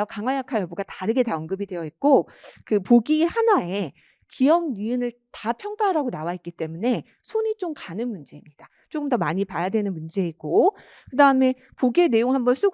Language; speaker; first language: Korean; native; Korean